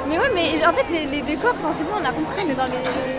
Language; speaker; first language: French; native; French